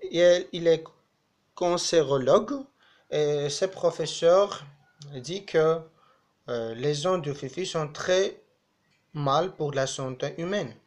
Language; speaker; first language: French; non-native, fluent; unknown